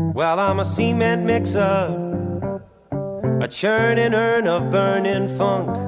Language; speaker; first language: French; native; French